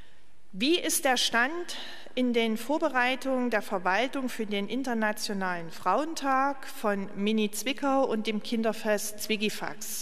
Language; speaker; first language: German; native; German